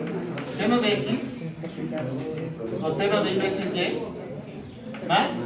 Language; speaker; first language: Spanish; native; Spanish